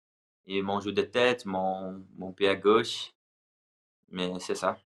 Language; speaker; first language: French; non-native, learner; Portuguese